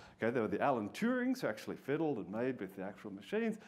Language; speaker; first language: English; native; English